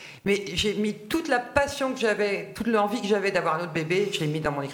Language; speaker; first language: French; native; French